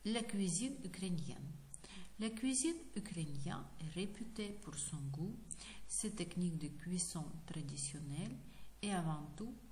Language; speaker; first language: French; non-native, fluent; Ukrainian